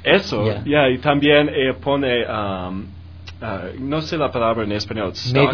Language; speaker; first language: Spanish; non-native, learner; English